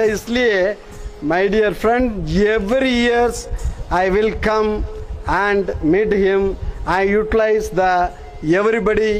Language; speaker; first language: Hindi; non-native, local second language; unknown